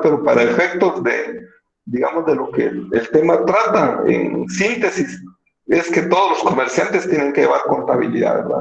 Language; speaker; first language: Spanish; native; Spanish